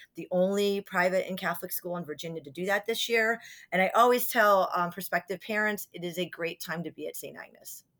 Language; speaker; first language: English; native; English